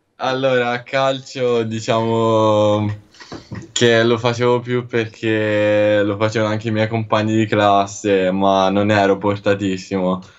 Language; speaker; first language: Italian; native; Italian